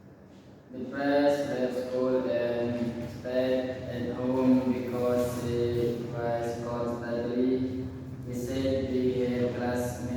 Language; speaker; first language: English; non-native, local second language; Indonesian